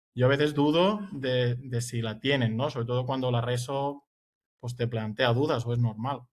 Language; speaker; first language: Spanish; non-native, local second language; Catalan